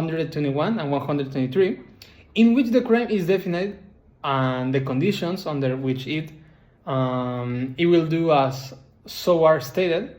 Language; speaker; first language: English; non-native, learner; Spanish